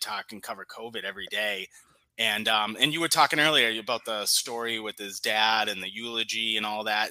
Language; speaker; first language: English; native; English